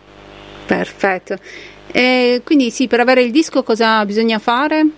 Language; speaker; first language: Italian; native; Italian